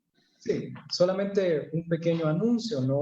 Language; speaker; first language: Spanish; native; Spanish